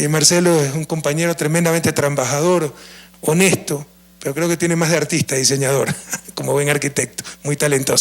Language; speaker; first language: Spanish; native; Spanish